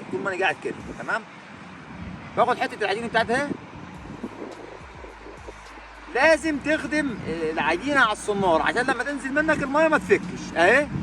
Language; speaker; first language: Arabic; native; Arabic